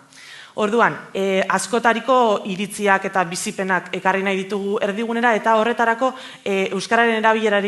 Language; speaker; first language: Basque; native; Basque